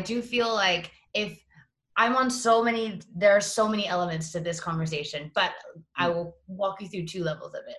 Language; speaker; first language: English; native; English